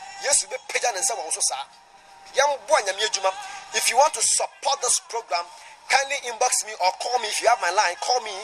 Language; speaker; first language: English; non-native, local second language; Akan